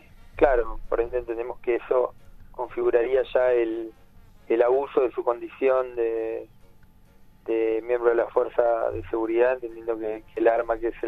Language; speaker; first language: Spanish; native; Spanish